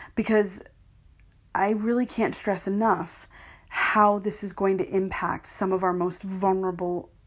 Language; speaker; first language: English; native; English